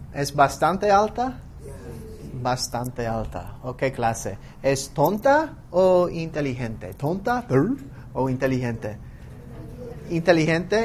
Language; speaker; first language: Spanish; non-native, fluent; English